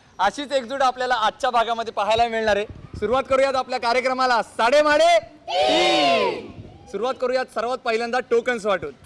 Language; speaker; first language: Marathi; native; Marathi